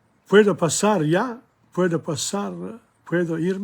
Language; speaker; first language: Spanish; non-native, learner; English